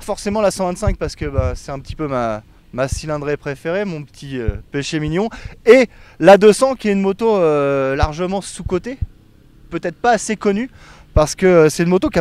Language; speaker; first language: French; native; French